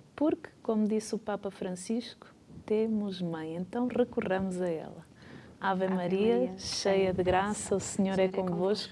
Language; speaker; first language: Portuguese; native; Portuguese